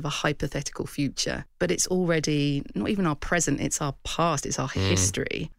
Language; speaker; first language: English; native; English